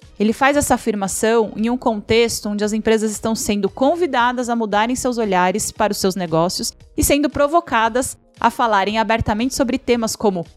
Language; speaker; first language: Portuguese; native; Portuguese